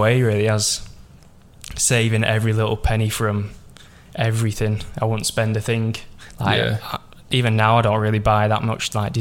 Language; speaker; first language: English; native; English